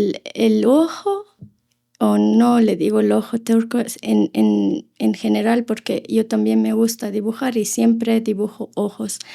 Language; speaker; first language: Spanish; non-native, fluent; Arabic